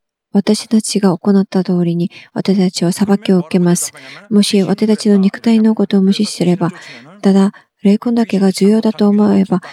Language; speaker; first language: Japanese; non-native, fluent; Korean